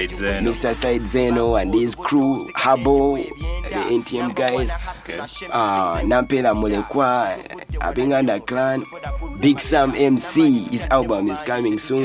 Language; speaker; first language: English; non-native, local second language; Ganda